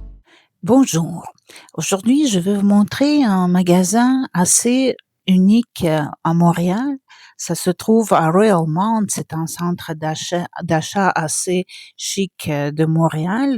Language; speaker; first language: French; non-native, fluent; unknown